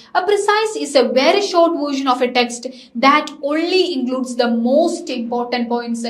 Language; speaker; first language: English; non-native, local second language; Malayalam